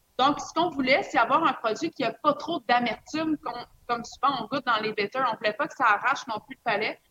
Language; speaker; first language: French; native; French